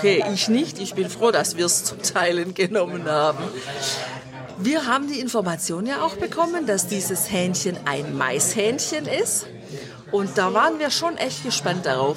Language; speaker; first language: German; native; German